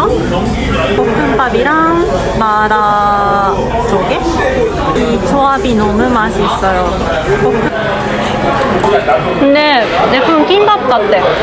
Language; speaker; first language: Korean; non-native, fluent; Japanese